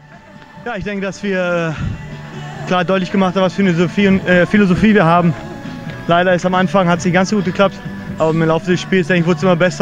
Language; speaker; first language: German; native; German